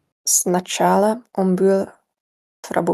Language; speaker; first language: Russian; non-native, learner; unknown